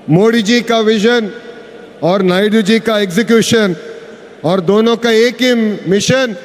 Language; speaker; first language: Hindi; non-native, local second language; Telugu